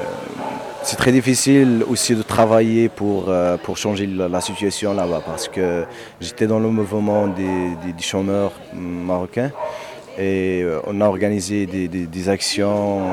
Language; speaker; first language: French; non-native, local second language; Berber languages